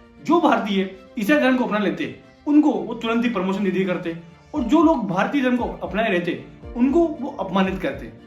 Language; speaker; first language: Hindi; non-native, local second language; Bangla